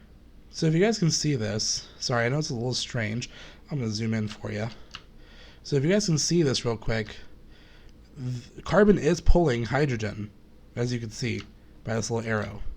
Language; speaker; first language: English; native; English